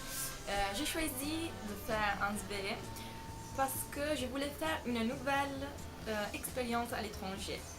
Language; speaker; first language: French; non-native, fluent; Italian